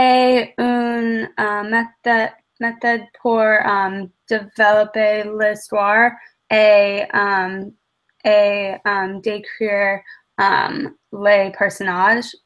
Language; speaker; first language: French; non-native, learner; English